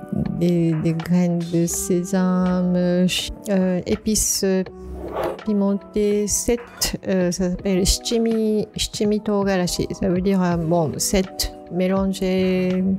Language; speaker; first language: French; non-native, fluent; Japanese